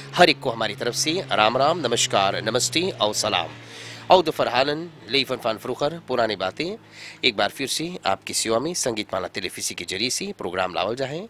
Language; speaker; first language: Hindi; early bilingual, heritage; Hindi